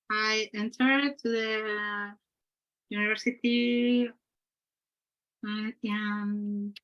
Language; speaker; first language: English; non-native, learner; Spanish